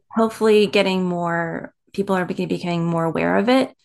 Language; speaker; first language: English; native; English